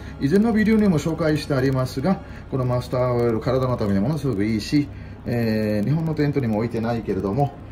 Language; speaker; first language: Japanese; non-native, fluent; Bangla